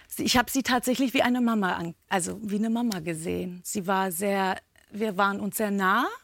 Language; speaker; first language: German; early bilingual, other home language; Turkish